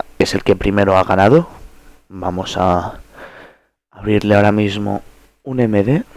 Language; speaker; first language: Spanish; early bilingual, other home language; Polish